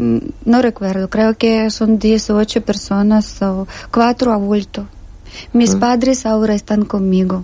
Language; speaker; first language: Spanish; non-native, learner; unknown